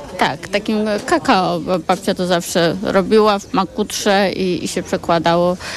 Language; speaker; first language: Polish; native; Polish